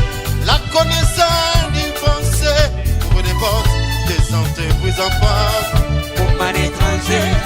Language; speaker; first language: French; non-native, learner; English